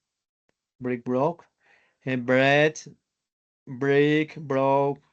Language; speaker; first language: English; non-native, learner; Spanish